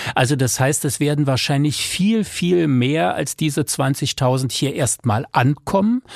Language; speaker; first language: German; native; German